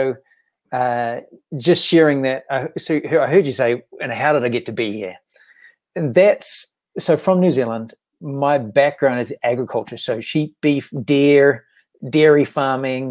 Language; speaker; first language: English; native; English